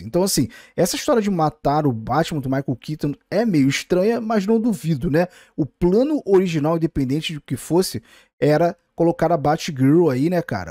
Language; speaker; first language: Portuguese; native; Portuguese